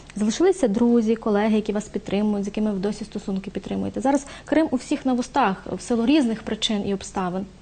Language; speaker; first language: Ukrainian; native; Ukrainian